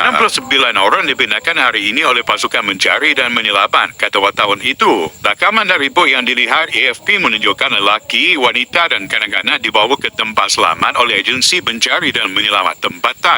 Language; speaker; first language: Malay; native; Malay